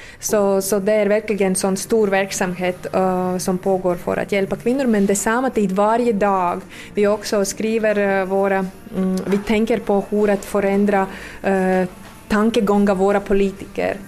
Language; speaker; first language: Swedish; non-native, fluent; Latvian